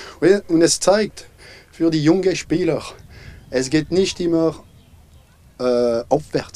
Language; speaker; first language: German; non-native, fluent; French